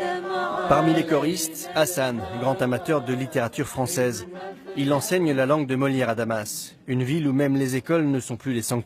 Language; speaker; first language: French; native; French